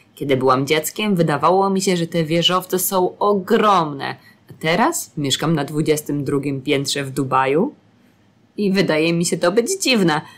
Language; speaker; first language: Polish; native; Polish